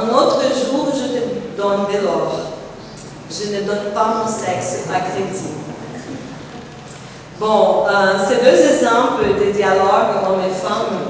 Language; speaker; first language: French; non-native, fluent; Portuguese